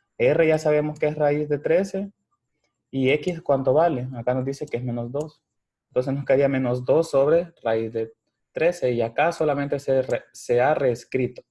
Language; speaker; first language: Spanish; native; Spanish